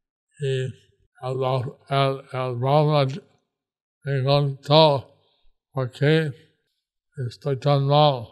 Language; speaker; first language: Spanish; non-native, learner; English